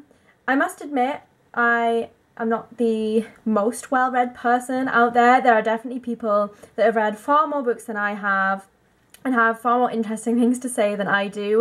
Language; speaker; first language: English; native; English